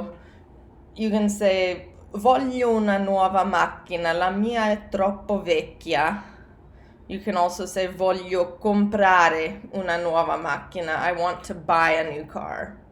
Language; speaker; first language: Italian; non-native, fluent; English